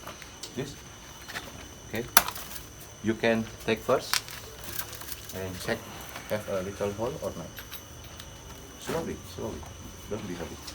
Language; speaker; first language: English; non-native, learner; Indonesian